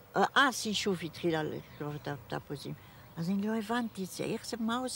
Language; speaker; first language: Hebrew; non-native, fluent; German